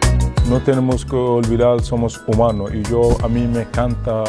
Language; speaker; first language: Spanish; non-native, fluent; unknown